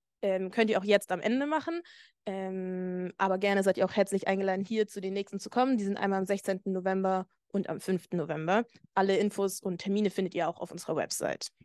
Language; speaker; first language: German; native; German